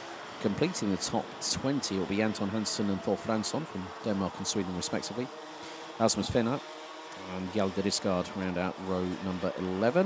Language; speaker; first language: English; non-native, fluent; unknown